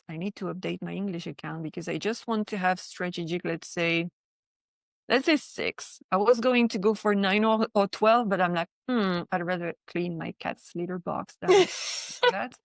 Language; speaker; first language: English; non-native, fluent; French